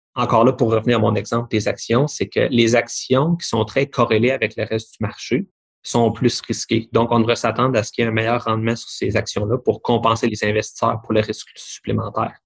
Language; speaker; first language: French; native; French